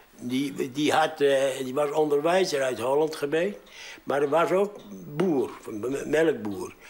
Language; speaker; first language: Dutch; early bilingual, heritage; Dutch